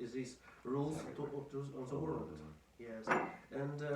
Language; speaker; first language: English; non-native, learner; Russian